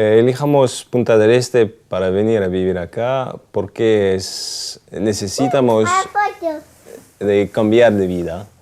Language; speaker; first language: Spanish; non-native, learner; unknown